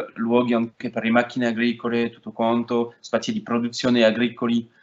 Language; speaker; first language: Italian; non-native, fluent; French